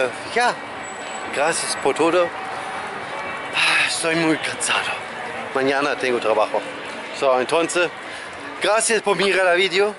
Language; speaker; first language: Spanish; non-native, learner; German